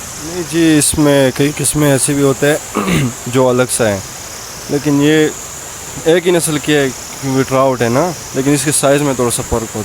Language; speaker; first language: Hindi; non-native, local second language; Pashto